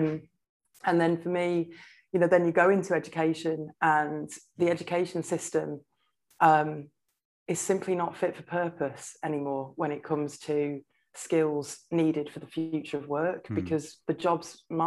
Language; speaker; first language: English; native; English